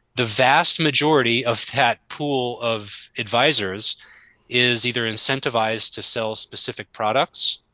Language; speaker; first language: English; native; English